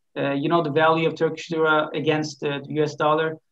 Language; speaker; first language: English; non-native, fluent; Turkish